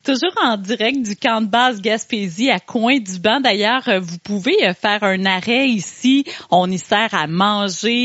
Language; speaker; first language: French; native; French